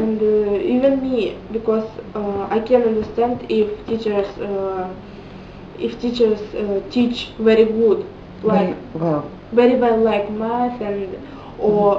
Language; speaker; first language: English; non-native, learner; Russian